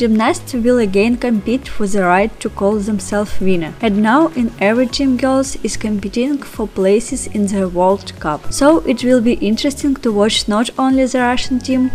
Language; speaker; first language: English; non-native, learner; Russian